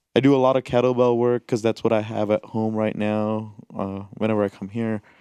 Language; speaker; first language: English; non-native, local second language; Gujarati